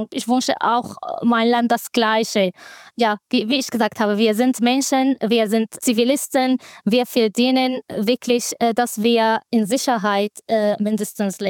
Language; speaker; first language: German; non-native, fluent; Arabic